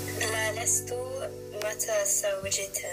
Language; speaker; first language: Arabic; non-native, learner; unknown